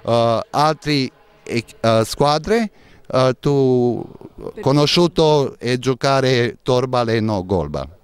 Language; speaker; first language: Italian; non-native, learner; Hungarian